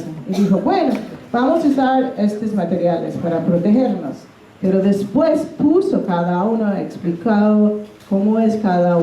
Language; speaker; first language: Spanish; non-native, fluent; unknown